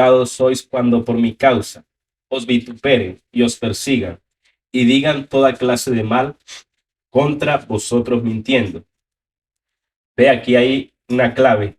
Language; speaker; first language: Spanish; native; Spanish